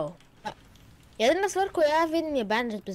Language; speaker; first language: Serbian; early bilingual, heritage; Serbian